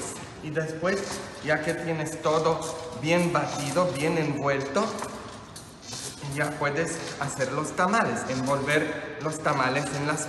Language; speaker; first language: Spanish; non-native, fluent; English